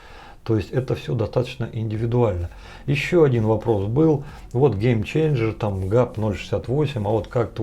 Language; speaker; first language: Russian; native; Russian